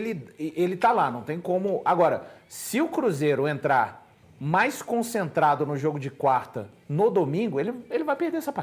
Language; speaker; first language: Portuguese; native; Portuguese